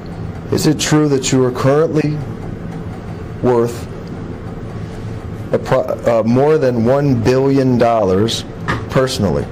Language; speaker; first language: English; native; English